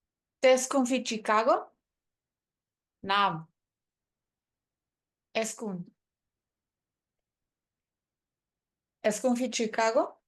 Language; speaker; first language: Arabic; non-native, learner; English